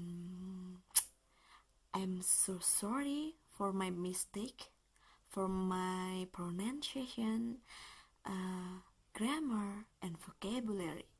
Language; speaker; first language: English; non-native, learner; Indonesian